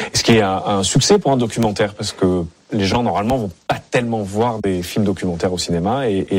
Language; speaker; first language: French; native; French